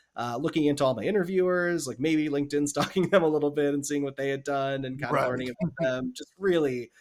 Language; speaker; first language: English; native; English